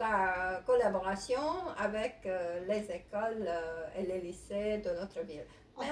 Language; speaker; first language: French; non-native, fluent; Romanian